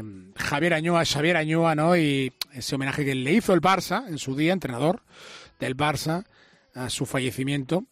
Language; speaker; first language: Spanish; native; Spanish